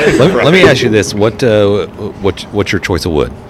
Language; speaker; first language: English; native; English